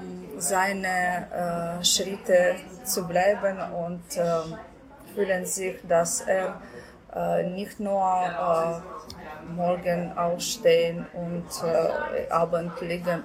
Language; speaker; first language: German; non-native, learner; Ukrainian